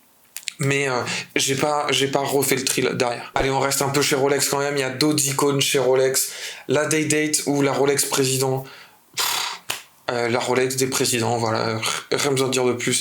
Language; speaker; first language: French; native; French